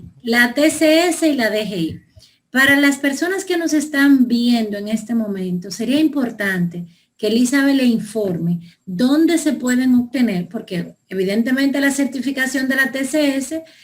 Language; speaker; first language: Spanish; native; Spanish